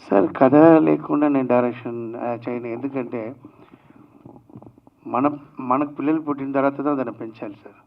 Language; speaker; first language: Telugu; non-native, learner; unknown